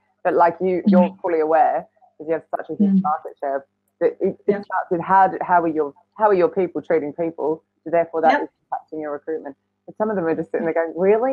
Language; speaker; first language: English; native; English